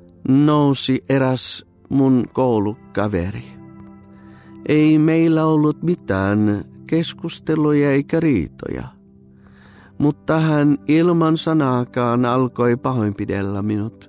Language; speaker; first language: Finnish; non-native, fluent; Bulgarian